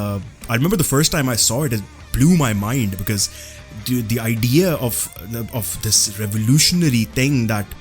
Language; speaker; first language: English; non-native, local second language; Urdu